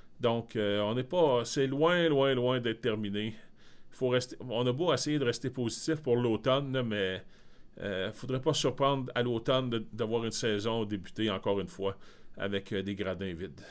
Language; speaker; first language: French; native; French